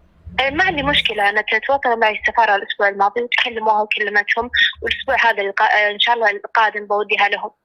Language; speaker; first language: Arabic; native; Arabic